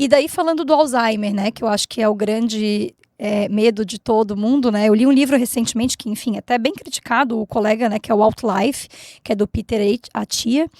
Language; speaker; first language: Portuguese; native; Portuguese